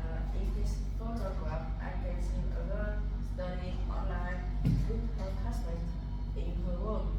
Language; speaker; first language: English; non-native, learner; Vietnamese